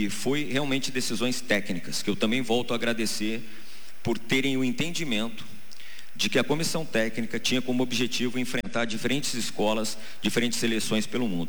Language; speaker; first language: Portuguese; native; Portuguese